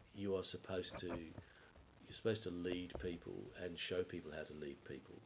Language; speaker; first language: English; native; English